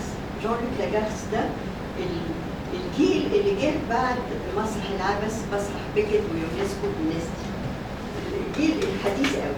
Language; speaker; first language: Arabic; native; Arabic